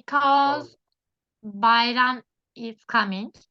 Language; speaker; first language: English; non-native, learner; Turkish